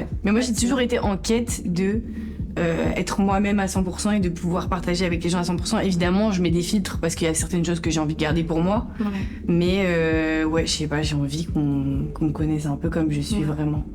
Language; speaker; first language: French; native; French